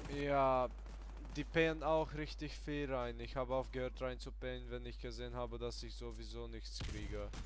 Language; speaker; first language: German; early bilingual, other home language; Hungarian